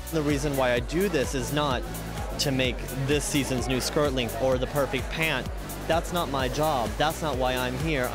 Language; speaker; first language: English; native; English